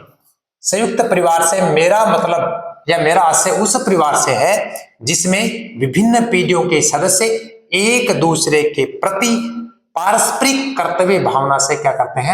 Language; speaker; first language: Hindi; native; Hindi